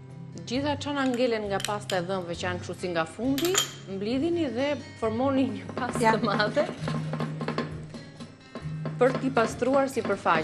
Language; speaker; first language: Albanian; native; Albanian